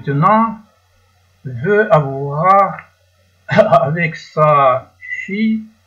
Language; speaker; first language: French; non-native, learner; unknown